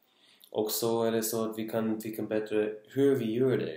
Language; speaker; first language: Swedish; non-native, learner; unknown